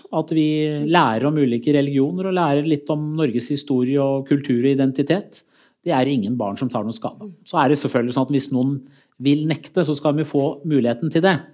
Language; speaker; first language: Norwegian; early bilingual, other home language; Persian